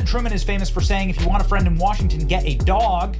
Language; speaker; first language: English; native; English